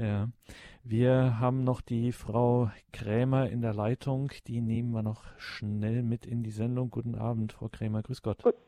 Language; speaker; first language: German; native; German